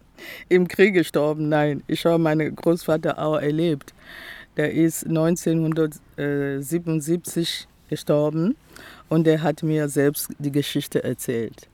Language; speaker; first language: German; non-native, fluent; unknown